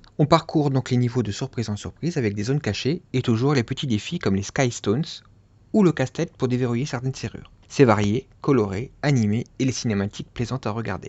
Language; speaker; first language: French; native; French